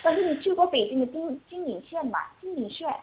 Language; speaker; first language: Chinese; non-native, learner; Korean